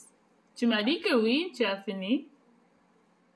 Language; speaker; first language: French; non-native, fluent; English